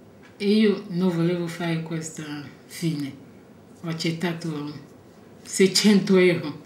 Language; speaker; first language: Italian; non-native, fluent; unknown